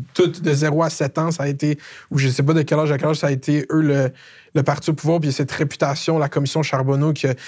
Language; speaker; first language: French; native; French